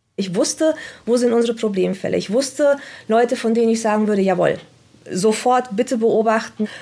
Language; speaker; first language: German; non-native, fluent; Romanian